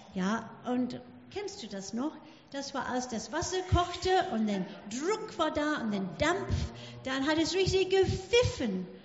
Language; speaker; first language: German; non-native, fluent; English